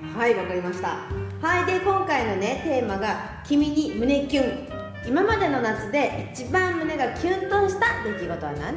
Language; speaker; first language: Japanese; native; Japanese